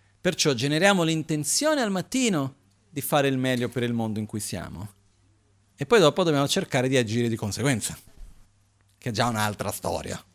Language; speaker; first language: Italian; non-native, fluent; Portuguese